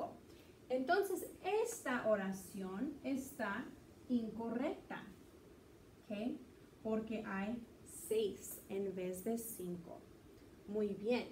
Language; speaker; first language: Spanish; early bilingual, heritage; Spanish